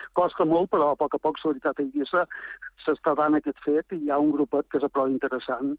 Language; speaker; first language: Catalan; native; Catalan